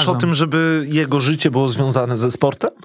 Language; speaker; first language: Polish; native; Polish